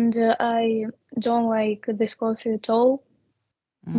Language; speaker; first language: English; non-native, learner; Russian